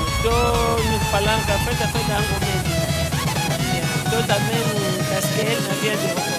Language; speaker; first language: Portuguese; non-native, learner; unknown